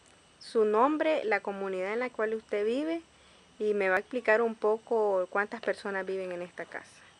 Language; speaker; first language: Spanish; native; Spanish